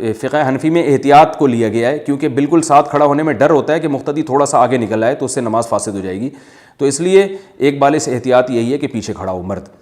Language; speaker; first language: Urdu; native; Urdu